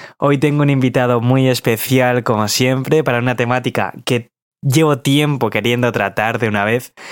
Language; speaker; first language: Spanish; native; Spanish